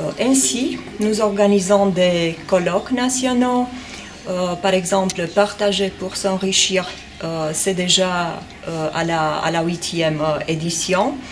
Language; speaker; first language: French; non-native, fluent; Romanian